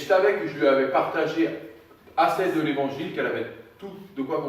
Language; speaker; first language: French; native; French